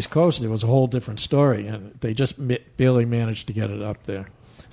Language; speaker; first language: English; native; English